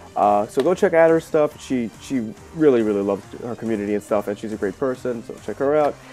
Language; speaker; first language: English; native; English